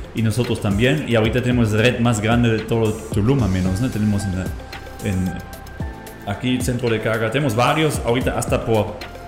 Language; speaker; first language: Spanish; non-native, fluent; German